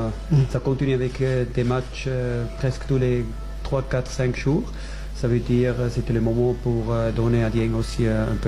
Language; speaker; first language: French; non-native, fluent; German